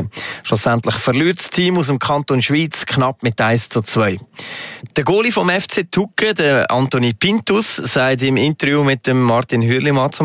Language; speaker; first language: German; native; German